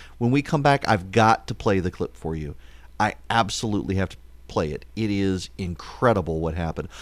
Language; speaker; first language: English; native; English